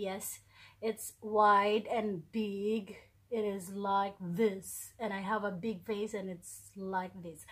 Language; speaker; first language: English; non-native, local second language; Filipino